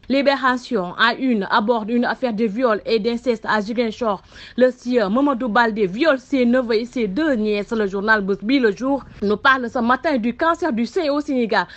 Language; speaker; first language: French; non-native, local second language; Wolof